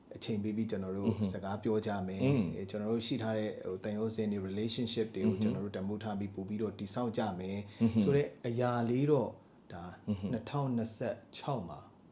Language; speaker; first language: Burmese; native; Burmese